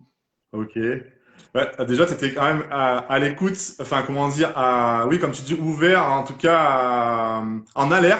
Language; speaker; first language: French; native; French